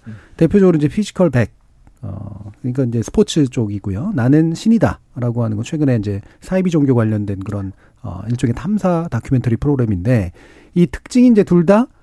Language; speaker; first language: Korean; native; Korean